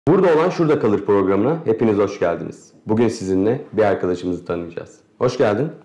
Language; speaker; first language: Turkish; native; Turkish